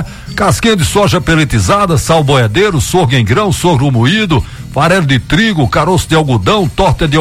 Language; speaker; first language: Portuguese; native; Portuguese